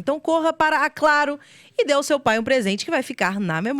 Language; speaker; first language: Portuguese; native; Portuguese